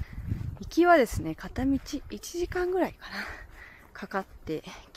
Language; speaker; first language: Japanese; native; Japanese